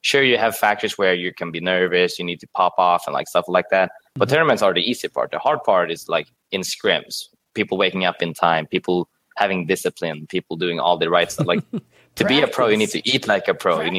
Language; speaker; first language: English; non-native, fluent; Swedish